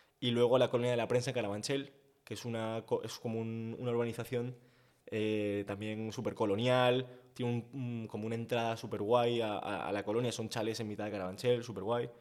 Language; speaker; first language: Spanish; native; Spanish